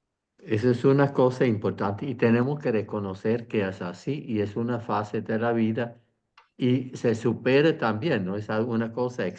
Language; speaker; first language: Spanish; non-native, fluent; Swiss German